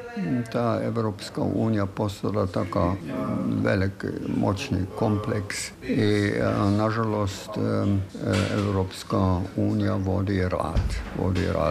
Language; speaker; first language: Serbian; non-native, fluent; German